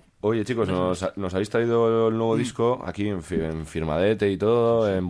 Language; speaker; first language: Spanish; native; Spanish